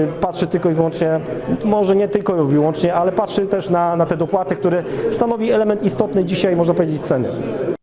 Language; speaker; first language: Polish; native; Polish